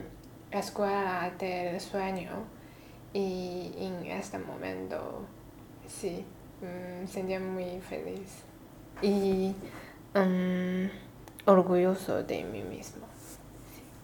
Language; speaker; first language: Spanish; non-native, learner; Chinese